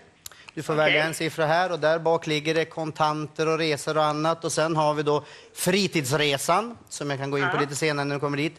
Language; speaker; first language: Swedish; native; Swedish